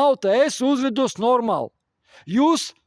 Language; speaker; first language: Latvian; non-native, local second language; Russian